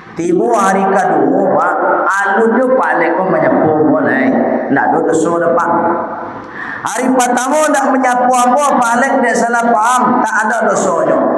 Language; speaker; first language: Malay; non-native, local second language; Minangkabau